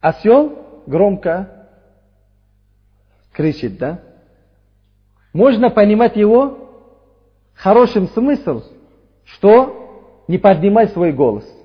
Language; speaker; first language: Russian; non-native, fluent; Uzbek